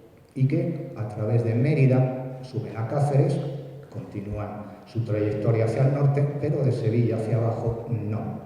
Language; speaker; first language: Spanish; native; Spanish